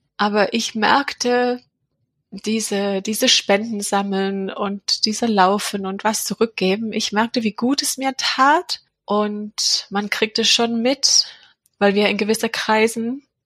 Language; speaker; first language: German; non-native, fluent; English